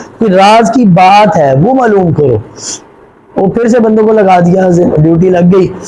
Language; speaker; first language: Urdu; non-native, local second language; Punjabi